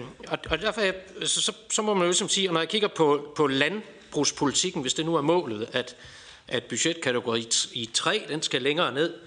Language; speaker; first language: Danish; native; Danish